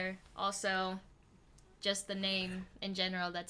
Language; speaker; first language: English; native; English